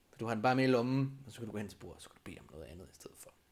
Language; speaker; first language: Danish; native; Danish